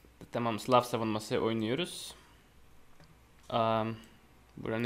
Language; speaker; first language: Turkish; non-native, fluent; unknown